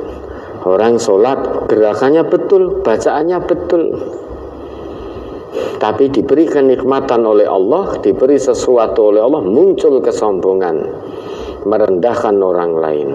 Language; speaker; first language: Indonesian; non-native, local second language; Javanese